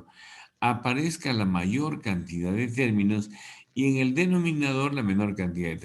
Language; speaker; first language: Spanish; native; Spanish